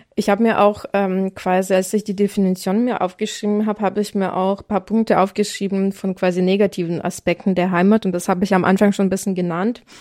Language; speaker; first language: German; non-native, fluent; Ukrainian